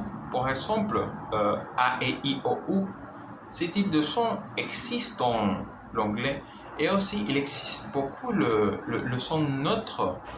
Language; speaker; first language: French; non-native, learner; Spanish